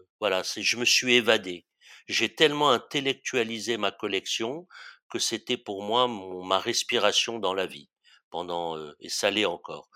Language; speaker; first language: French; early bilingual, other home language; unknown